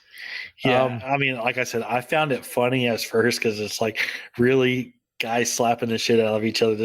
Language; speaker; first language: English; native; English